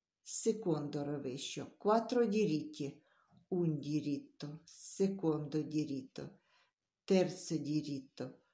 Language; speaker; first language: Italian; non-native, learner; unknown